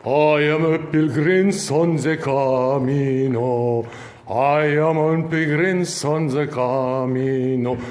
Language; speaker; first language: English; non-native, learner; French